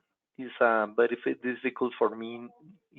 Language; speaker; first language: English; non-native, local second language; Spanish